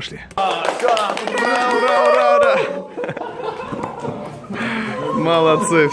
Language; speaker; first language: Russian; non-native, local second language; Tatar